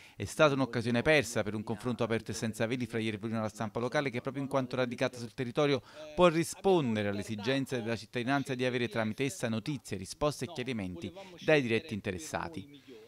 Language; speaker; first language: Italian; native; Italian